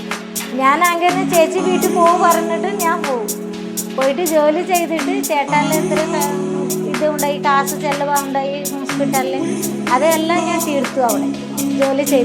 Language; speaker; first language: Malayalam; non-native, local second language; Bangla